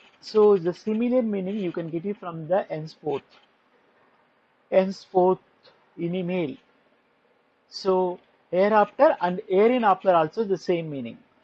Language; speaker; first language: English; non-native, local second language; Tamil